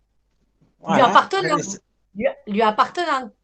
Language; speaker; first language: French; native; French